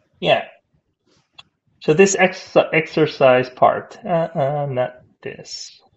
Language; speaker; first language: English; non-native, fluent; Korean